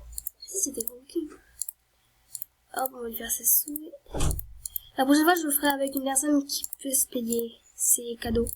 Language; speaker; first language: French; native; French